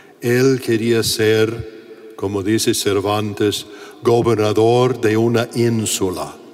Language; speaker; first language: Spanish; non-native, fluent; English